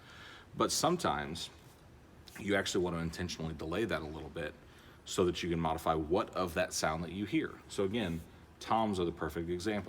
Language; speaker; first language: English; native; English